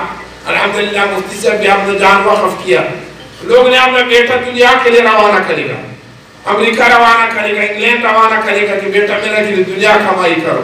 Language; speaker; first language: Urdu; non-native, fluent; Pashto